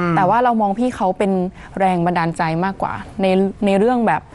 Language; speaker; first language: Thai; native; Thai